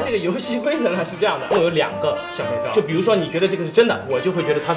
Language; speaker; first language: Chinese; native; Chinese